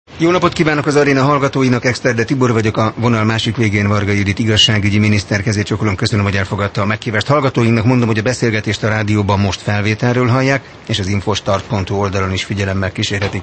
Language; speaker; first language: Hungarian; native; Hungarian